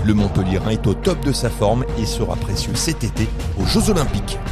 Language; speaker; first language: French; native; French